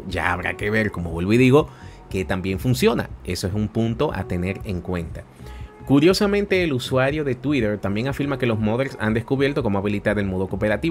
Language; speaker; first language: Spanish; native; Spanish